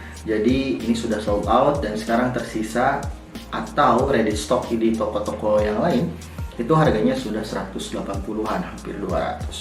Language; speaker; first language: Indonesian; native; Indonesian